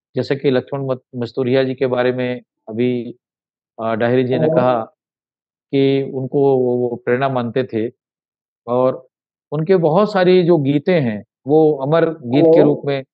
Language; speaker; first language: Hindi; native; Hindi